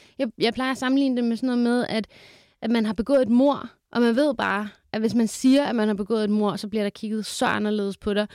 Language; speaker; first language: Danish; early bilingual, other home language; Kurdish